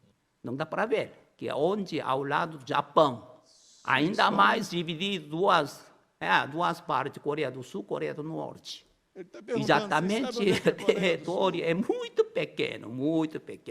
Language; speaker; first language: Portuguese; non-native, learner; Korean